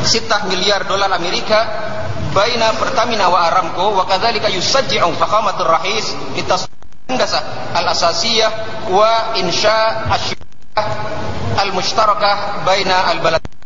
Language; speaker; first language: Arabic; non-native, fluent; Indonesian